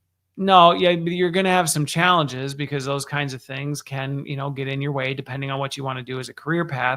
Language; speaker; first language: English; native; English